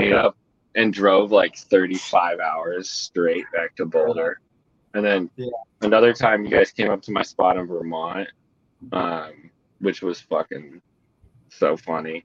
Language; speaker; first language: English; native; English